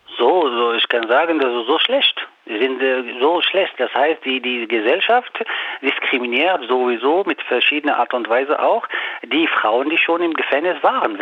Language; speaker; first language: German; non-native, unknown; Arabic